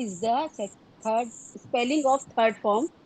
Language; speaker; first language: English; non-native, learner; Hindi